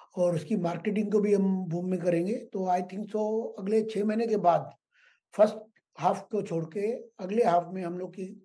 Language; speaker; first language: Hindi; non-native, local second language; Gujarati